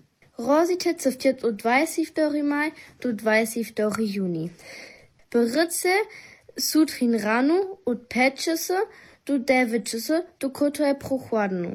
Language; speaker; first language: Bulgarian; early bilingual, heritage; Bulgarian